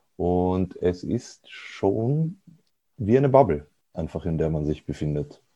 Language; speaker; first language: German; early bilingual, other home language; Arabic